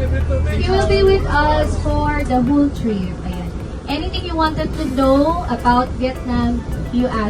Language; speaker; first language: English; non-native, learner; Filipino